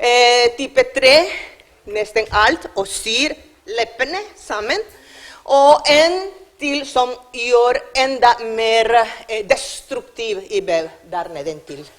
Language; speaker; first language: Norwegian; non-native, learner; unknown